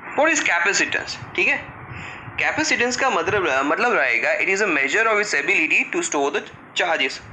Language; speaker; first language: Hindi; non-native, local second language; Gujarati